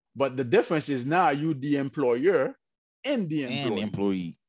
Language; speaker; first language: English; early bilingual, heritage; English